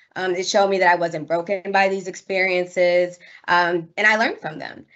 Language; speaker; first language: English; native; English